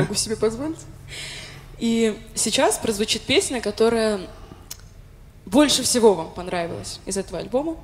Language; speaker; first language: Russian; native; Russian